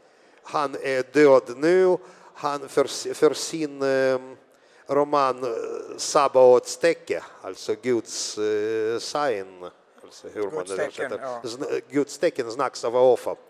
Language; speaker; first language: Swedish; non-native, fluent; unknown